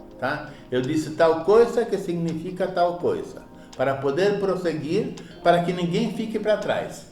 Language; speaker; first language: Portuguese; early bilingual, other home language; Spanish